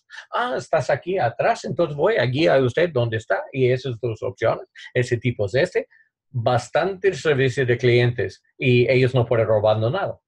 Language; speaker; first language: Spanish; non-native, learner; English